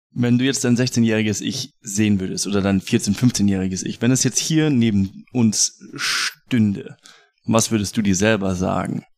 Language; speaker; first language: German; native; German